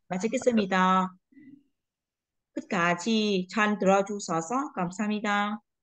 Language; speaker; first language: Korean; non-native, learner; Vietnamese